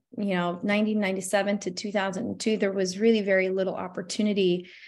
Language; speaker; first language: English; non-native, fluent; Albanian